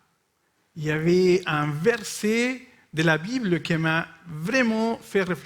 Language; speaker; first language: French; non-native, fluent; Spanish